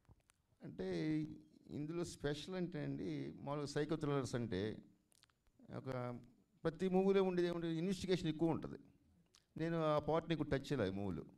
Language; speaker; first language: Telugu; native; Telugu